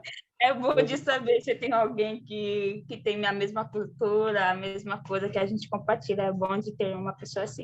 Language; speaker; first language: Portuguese; non-native, fluent; Haitian Creole